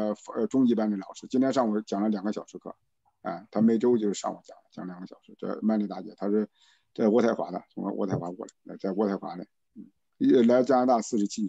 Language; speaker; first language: Chinese; native; Chinese